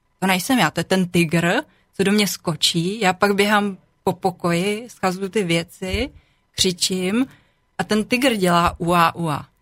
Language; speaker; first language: Czech; native; Czech